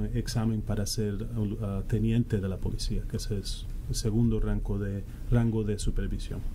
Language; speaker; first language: Spanish; early bilingual, heritage; Spanish